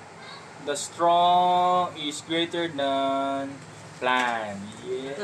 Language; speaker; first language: English; non-native, learner; Filipino